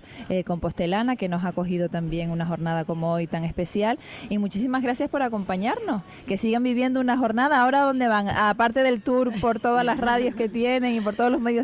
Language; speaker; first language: Spanish; native; Spanish